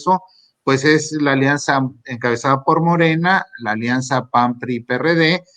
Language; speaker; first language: Spanish; native; Spanish